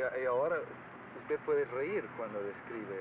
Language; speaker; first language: Portuguese; non-native, fluent; Spanish